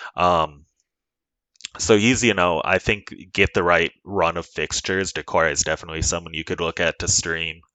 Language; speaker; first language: English; native; English